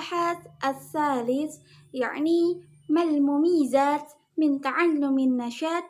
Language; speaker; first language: Arabic; non-native, learner; Indonesian